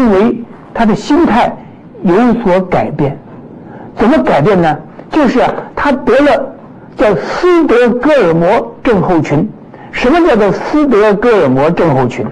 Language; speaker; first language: Chinese; native; Chinese